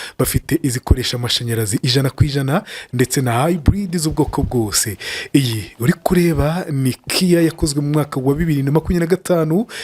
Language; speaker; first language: Kinyarwanda; native; Kinyarwanda